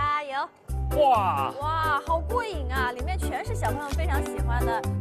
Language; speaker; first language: Chinese; native; Chinese